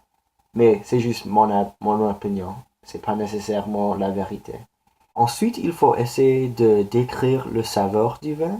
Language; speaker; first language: French; non-native, learner; English